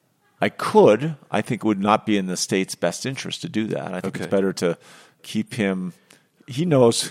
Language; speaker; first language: English; native; English